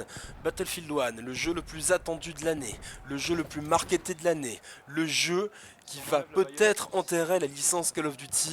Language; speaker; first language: French; native; French